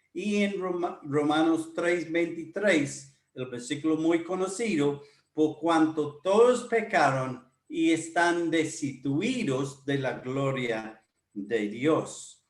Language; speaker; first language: Spanish; non-native, fluent; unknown